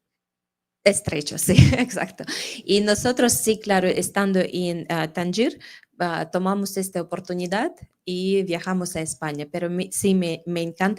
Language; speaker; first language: Spanish; non-native, fluent; Russian